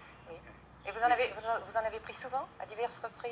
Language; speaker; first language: French; native; French